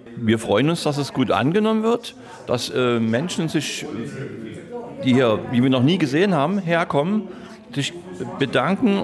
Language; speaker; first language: German; native; German